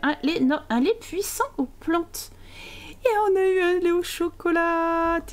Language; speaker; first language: French; native; French